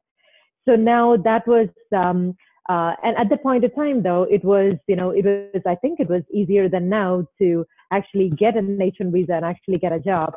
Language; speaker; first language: English; non-native, local second language; Malayalam